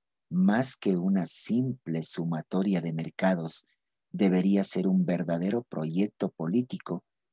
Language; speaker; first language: Spanish; native; Spanish